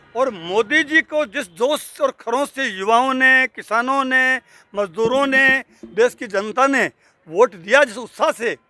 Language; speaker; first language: Hindi; native; Hindi